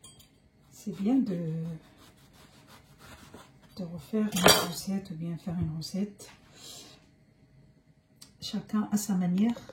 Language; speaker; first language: French; non-native, fluent; Arabic